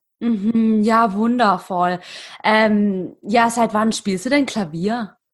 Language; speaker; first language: German; native; German